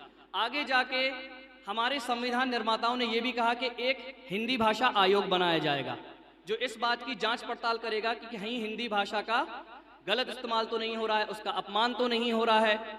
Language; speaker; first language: Hindi; native; Hindi